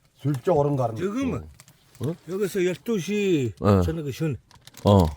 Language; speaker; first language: Korean; non-native, learner; Mongolian